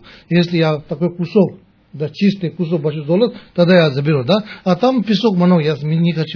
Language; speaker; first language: Russian; non-native, learner; Tibetan